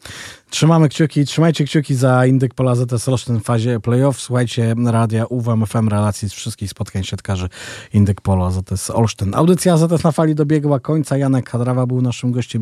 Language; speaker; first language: Polish; native; Polish